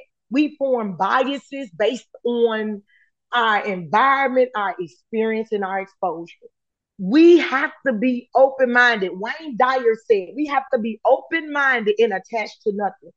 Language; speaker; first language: English; native; English